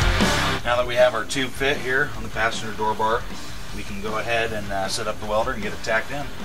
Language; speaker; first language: English; native; English